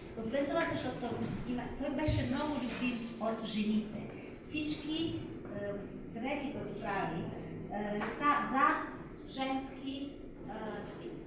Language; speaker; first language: Bulgarian; non-native, learner; Italian